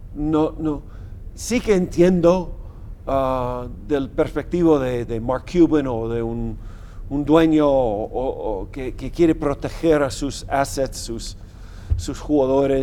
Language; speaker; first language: Spanish; non-native, fluent; English